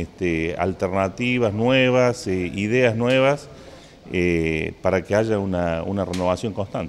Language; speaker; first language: Spanish; native; Spanish